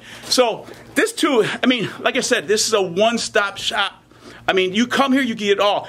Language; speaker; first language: English; native; English